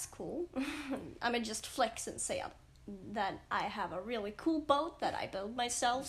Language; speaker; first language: English; non-native, fluent; Swedish